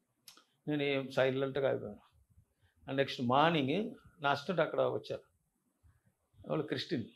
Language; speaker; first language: Telugu; non-native, learner; Tamil